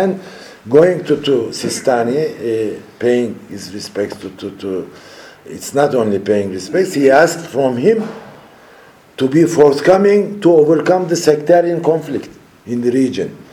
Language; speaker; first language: English; non-native, fluent; Turkish